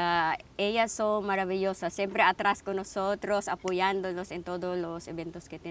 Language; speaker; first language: Spanish; non-native, fluent; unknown